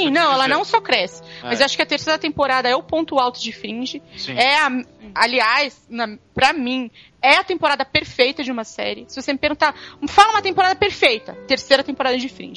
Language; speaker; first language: Portuguese; native; Portuguese